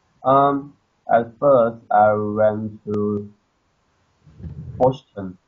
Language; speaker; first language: English; non-native, learner; Chinese